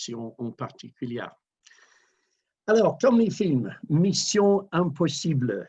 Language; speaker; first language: French; non-native, fluent; English